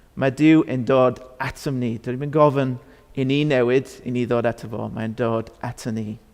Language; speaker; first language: Welsh; non-native, fluent; English